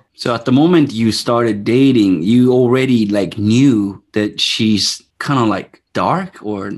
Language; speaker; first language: English; non-native, fluent; Japanese